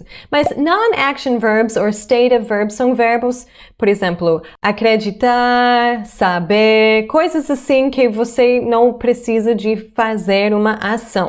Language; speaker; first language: Portuguese; non-native, fluent; English